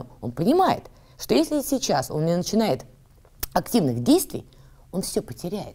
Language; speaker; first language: Russian; native; Russian